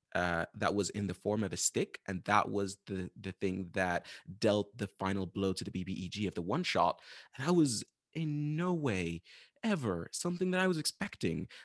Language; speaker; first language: English; non-native, fluent; Arabic